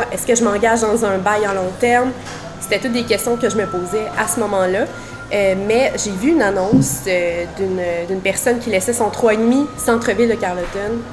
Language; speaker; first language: French; native; French